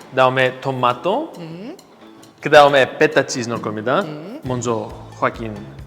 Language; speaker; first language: Korean; non-native, fluent; Greek